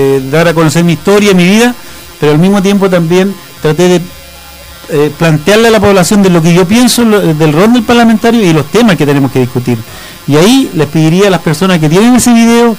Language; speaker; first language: Spanish; native; Spanish